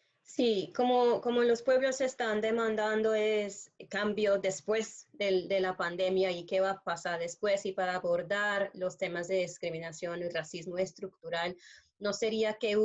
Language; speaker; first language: Spanish; non-native, fluent; English